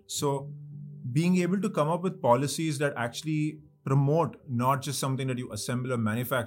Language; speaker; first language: English; non-native, local second language; Hindi